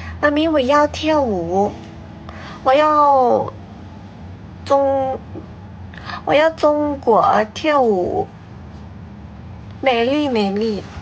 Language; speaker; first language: Chinese; non-native, learner; Thai